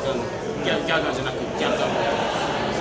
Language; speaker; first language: Japanese; non-native, fluent; English